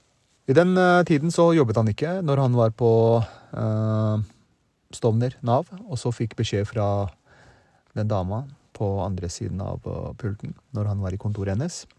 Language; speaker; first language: Norwegian; early bilingual, other home language; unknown